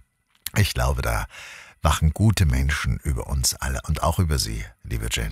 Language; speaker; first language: German; native; German